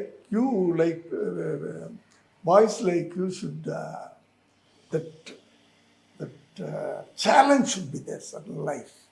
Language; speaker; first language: Telugu; non-native, learner; Tamil